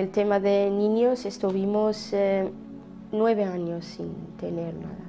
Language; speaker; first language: Spanish; non-native, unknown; Riffian